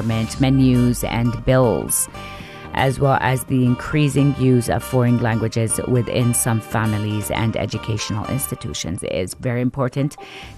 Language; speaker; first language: English; non-native, fluent; Arabic